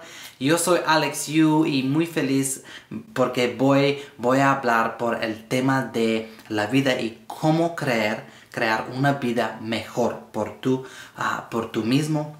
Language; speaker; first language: Spanish; non-native, learner; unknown